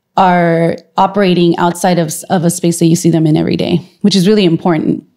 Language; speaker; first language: English; native; English